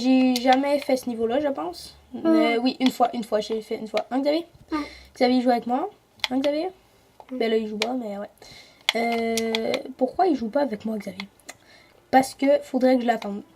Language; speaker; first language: French; native; French